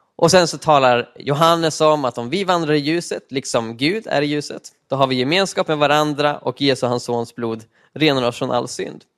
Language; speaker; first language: Swedish; native; Swedish